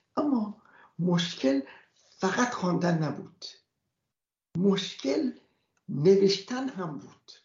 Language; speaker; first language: Persian; non-native, local second language; Kurdish